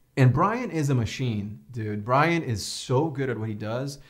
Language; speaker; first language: English; non-native, fluent; Portuguese